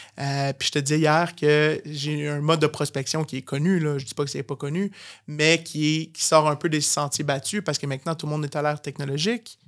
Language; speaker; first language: French; native; French